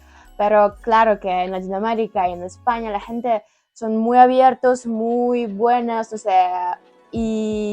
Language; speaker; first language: Spanish; non-native, fluent; Ukrainian